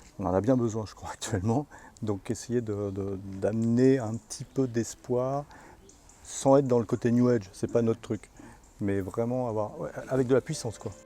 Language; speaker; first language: French; native; French